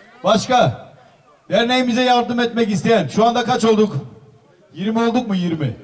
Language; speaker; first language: Turkish; native; Turkish